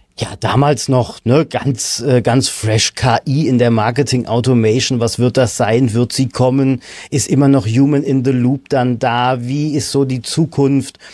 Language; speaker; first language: German; native; German